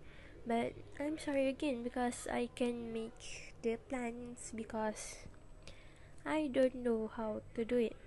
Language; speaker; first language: English; non-native, local second language; Malay